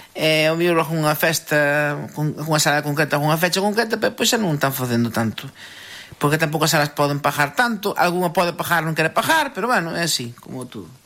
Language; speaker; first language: Galician; native; Galician